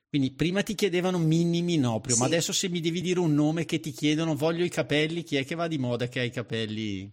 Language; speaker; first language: Italian; native; Italian